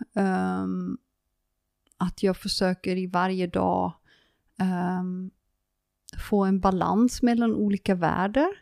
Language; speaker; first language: Swedish; non-native, fluent; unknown